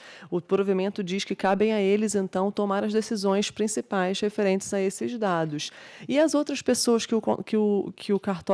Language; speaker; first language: Portuguese; native; Portuguese